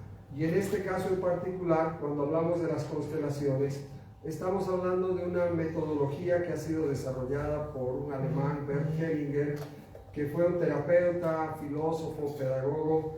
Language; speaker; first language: Spanish; native; Spanish